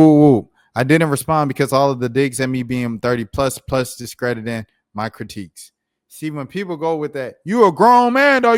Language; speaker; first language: English; native; English